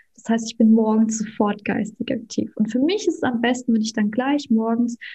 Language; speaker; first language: German; early bilingual, other home language; Russian